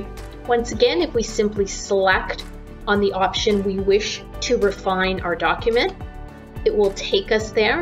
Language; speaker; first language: English; native; English